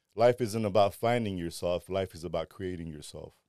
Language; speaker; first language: English; early bilingual, other home language; Armenian